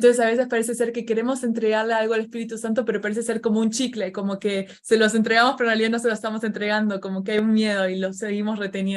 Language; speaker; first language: Spanish; native; Spanish